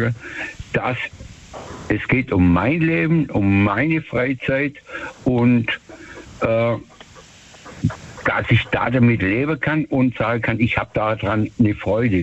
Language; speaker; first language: German; native; German